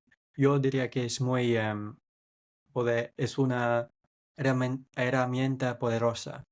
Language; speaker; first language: Spanish; non-native, fluent; English